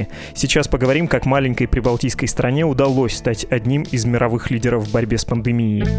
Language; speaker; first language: Russian; native; Russian